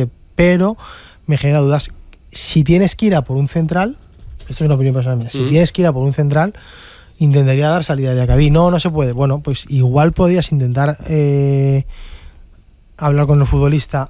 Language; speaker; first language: Spanish; native; Spanish